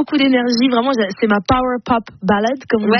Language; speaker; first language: French; native; French